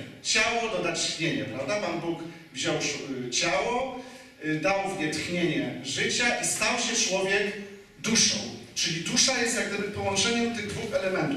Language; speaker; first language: Polish; native; Polish